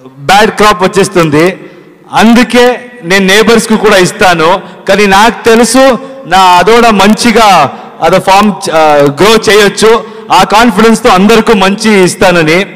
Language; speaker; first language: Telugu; non-native, learner; Kannada